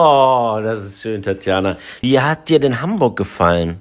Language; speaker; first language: German; native; German